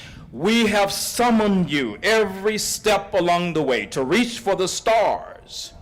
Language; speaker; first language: English; native; English